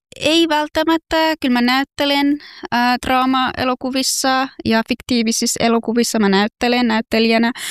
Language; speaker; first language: Finnish; non-native, fluent; Persian